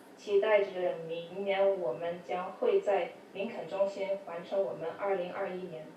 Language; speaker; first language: Chinese; early bilingual, other home language; English